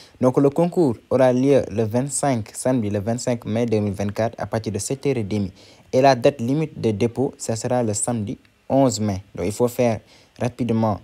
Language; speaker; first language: French; non-native, local second language; Wolof